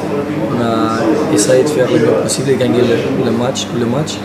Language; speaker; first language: French; non-native, fluent; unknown